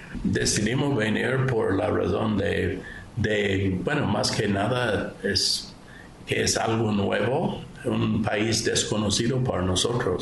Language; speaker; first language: Spanish; non-native, fluent; English